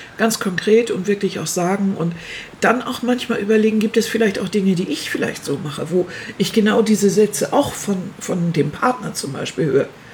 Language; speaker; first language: German; native; German